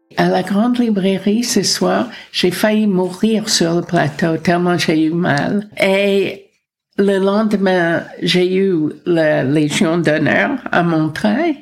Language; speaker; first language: French; non-native, fluent; English